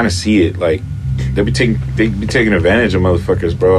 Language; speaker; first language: English; early bilingual, other home language; Spanish